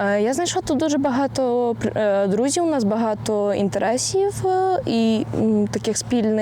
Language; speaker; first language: Ukrainian; early bilingual, heritage; Ukrainian